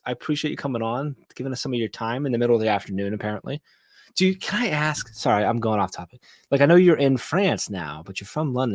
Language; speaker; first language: English; native; English